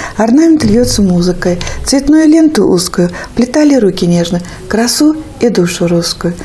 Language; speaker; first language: Russian; native; Russian